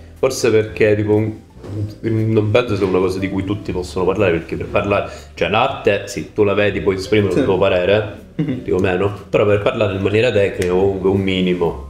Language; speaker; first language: Italian; native; Italian